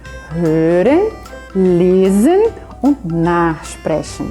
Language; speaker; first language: German; non-native, fluent; Portuguese